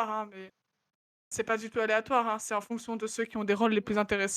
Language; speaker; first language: French; native; French